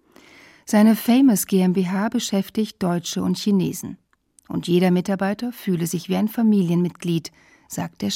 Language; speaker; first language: German; native; German